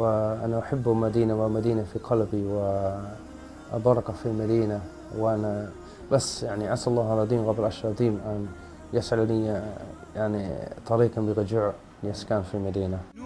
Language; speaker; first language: Arabic; non-native, fluent; English